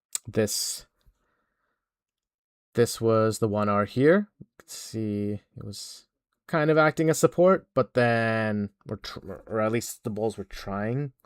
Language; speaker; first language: English; native; English